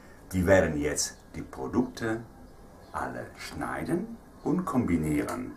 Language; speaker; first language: German; non-native, fluent; Italian